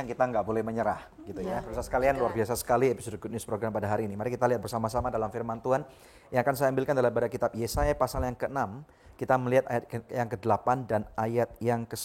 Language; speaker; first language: Indonesian; native; Indonesian